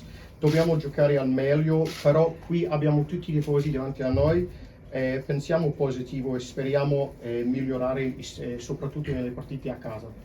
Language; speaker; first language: Italian; non-native, fluent; English